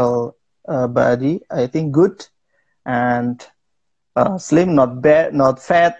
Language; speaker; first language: English; non-native, learner; Indonesian